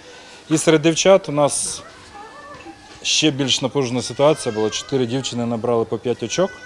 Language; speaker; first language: Ukrainian; native; Ukrainian